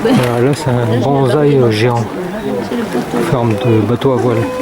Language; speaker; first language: French; native; French